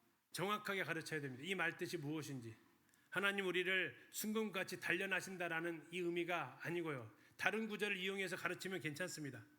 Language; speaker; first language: Korean; native; Korean